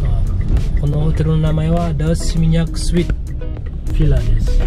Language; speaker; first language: Japanese; non-native, learner; Indonesian